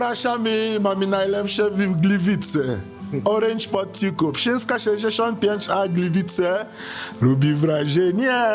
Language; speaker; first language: Polish; non-native, learner; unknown